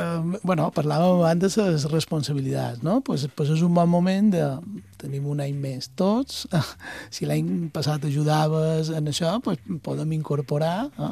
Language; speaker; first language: Catalan; native; Catalan